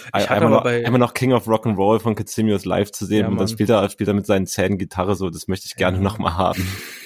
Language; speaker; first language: German; native; German